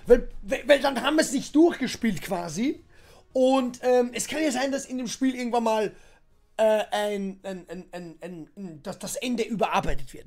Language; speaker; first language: German; native; German